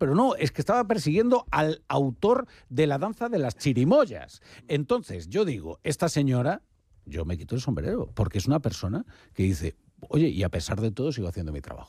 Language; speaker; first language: Spanish; native; Spanish